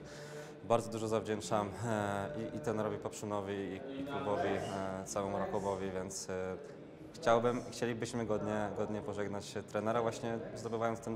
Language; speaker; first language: Polish; native; Polish